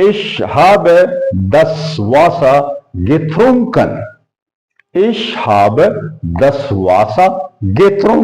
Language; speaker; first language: German; non-native, fluent; Urdu